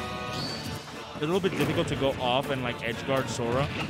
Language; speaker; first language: English; non-native, local second language; Spanish